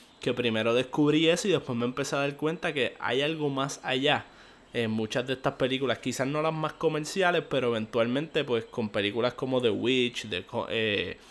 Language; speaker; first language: Spanish; native; Spanish